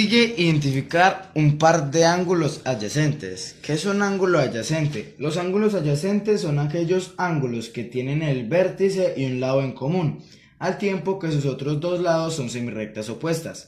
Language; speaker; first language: Spanish; native; Spanish